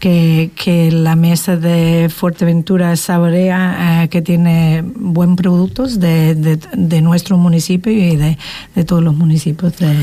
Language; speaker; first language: Spanish; non-native, fluent; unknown